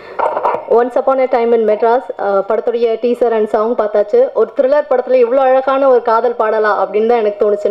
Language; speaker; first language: Tamil; native; Tamil